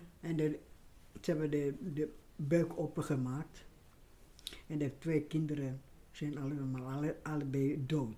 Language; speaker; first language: Dutch; non-native, learner; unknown